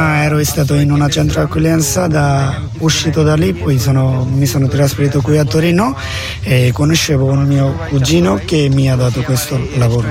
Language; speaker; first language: Italian; non-native, learner; Bangla